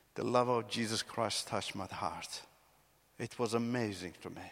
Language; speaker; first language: English; non-native, fluent; Persian